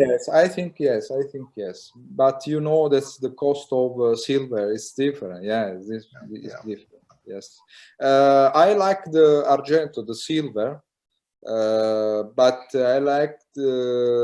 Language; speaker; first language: English; non-native, learner; Italian